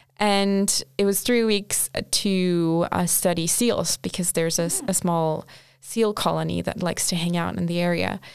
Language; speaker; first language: English; non-native, fluent; Portuguese